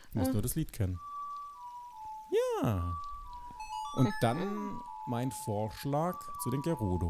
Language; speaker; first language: German; native; German